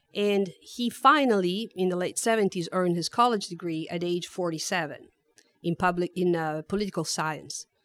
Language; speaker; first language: English; non-native, fluent; Italian